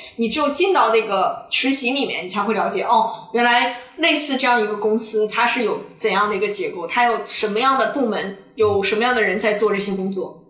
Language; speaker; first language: Chinese; native; Chinese